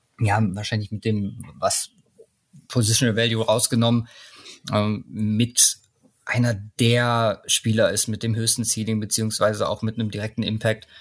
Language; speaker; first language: German; native; German